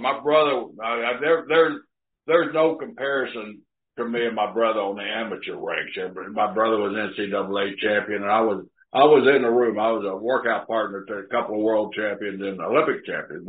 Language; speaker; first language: English; native; English